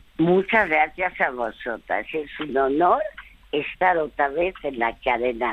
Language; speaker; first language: Spanish; early bilingual, other home language; French